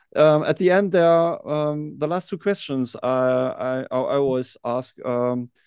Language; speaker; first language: English; non-native, learner; German